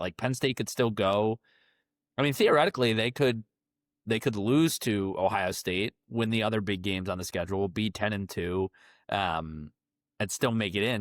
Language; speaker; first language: English; native; English